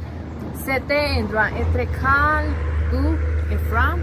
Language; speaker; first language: French; non-native, learner; Spanish